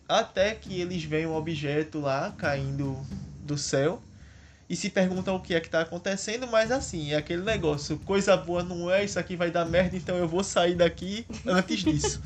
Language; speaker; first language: Portuguese; native; Portuguese